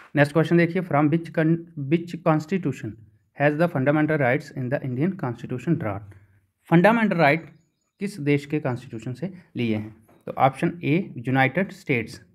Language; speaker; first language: Hindi; native; Hindi